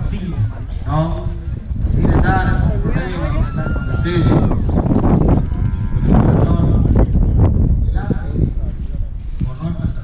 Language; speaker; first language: Spanish; native; Spanish